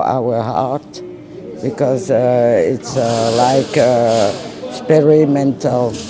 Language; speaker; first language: English; non-native, learner; French